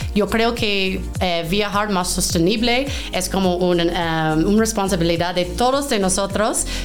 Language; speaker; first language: Spanish; non-native, fluent; English